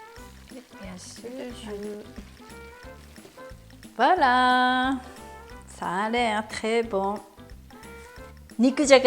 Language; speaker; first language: French; non-native, fluent; Japanese